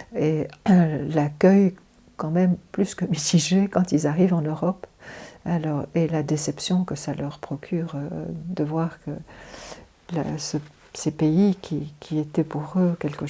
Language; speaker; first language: French; native; French